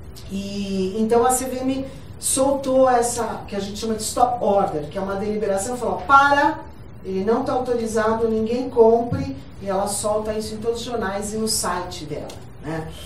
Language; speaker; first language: Portuguese; native; Portuguese